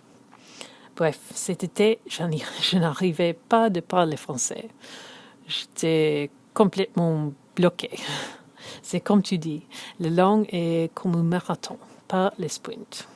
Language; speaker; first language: French; non-native, learner; English